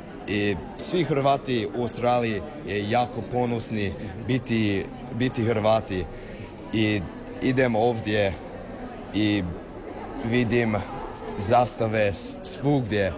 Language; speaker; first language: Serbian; early bilingual, heritage; Serbian